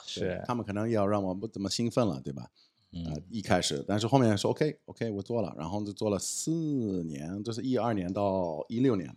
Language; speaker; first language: Chinese; non-native, fluent; English